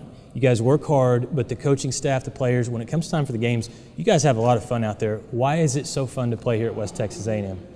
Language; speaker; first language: English; native; English